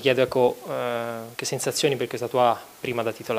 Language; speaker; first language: Italian; native; Italian